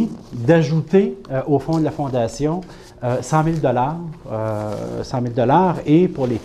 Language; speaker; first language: French; native; French